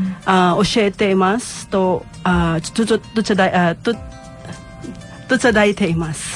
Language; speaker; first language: Japanese; non-native, learner; Filipino